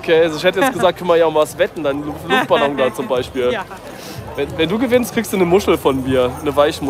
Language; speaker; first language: German; native; German